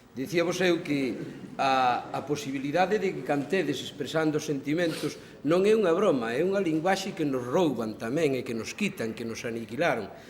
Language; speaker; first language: Galician; native; Galician